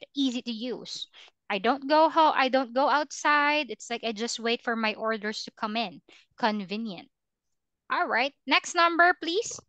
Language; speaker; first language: English; non-native, fluent; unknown